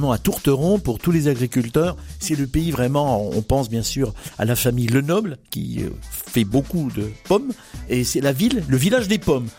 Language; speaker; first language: French; native; French